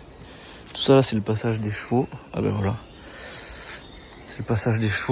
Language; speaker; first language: French; native; French